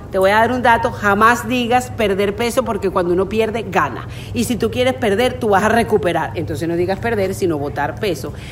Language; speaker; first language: Spanish; native; Spanish